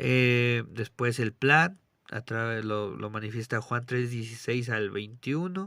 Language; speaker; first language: Spanish; native; Spanish